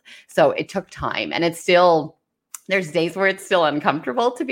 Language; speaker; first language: English; native; English